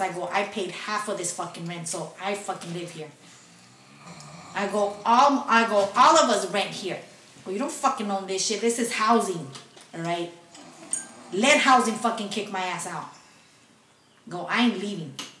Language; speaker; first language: English; early bilingual, other home language; Spanish